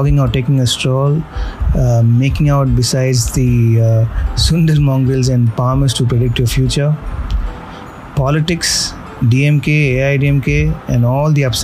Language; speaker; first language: English; non-native, local second language; Tamil